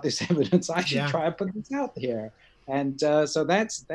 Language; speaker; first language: English; native; English